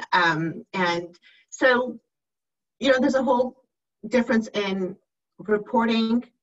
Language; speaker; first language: English; native; English